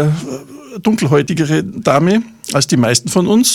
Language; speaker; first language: German; native; German